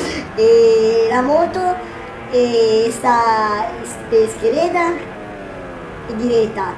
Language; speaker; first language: Portuguese; non-native, learner; Italian